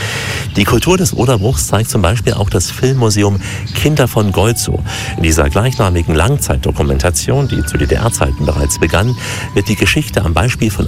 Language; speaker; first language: German; native; German